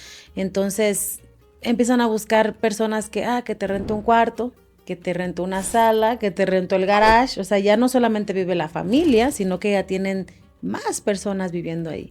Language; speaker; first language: Spanish; native; Spanish